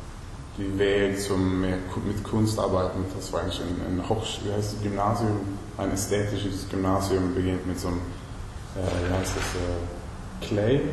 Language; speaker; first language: German; non-native, learner; Swedish